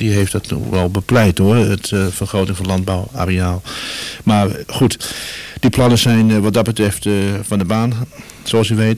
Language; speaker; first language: Dutch; native; Dutch